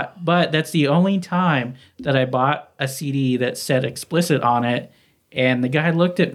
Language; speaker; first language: English; native; English